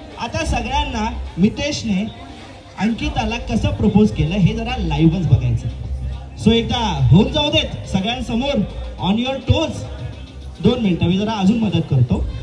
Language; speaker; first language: Marathi; non-native, local second language; Gujarati